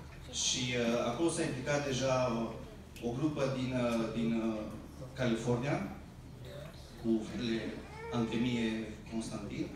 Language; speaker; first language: Romanian; early bilingual, heritage; Romanian